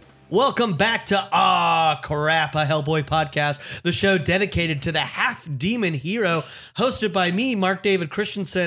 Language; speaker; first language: English; native; English